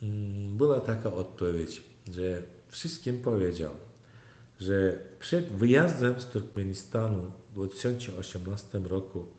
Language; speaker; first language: Polish; non-native, fluent; Turkmen